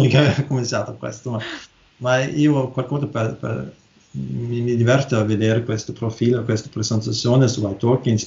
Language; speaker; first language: Italian; non-native, learner; Norwegian